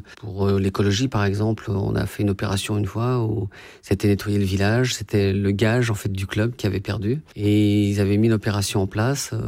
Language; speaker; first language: French; native; French